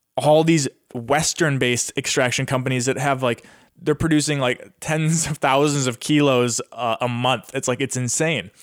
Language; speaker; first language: English; native; English